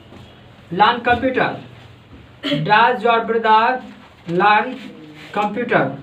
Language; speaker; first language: English; non-native, fluent; Hindi